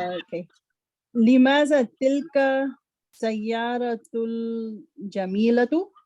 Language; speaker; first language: Arabic; non-native, learner; English